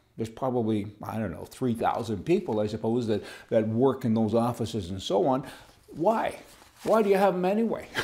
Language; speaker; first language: English; native; English